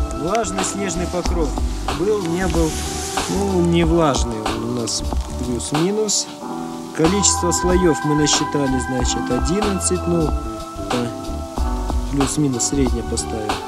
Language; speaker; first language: Russian; native; Russian